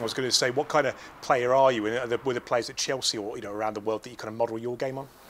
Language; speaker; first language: English; native; English